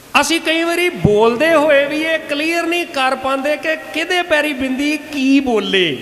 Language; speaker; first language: Punjabi; native; Punjabi